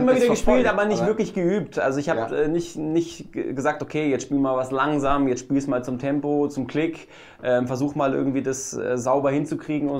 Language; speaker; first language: German; native; German